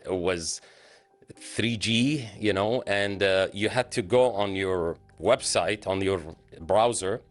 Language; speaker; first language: English; non-native, fluent; Arabic